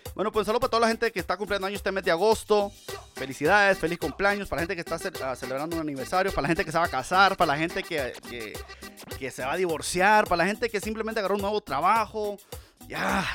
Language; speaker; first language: Spanish; early bilingual, heritage; Spanish